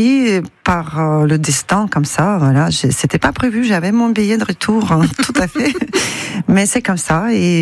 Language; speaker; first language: French; non-native, fluent; Russian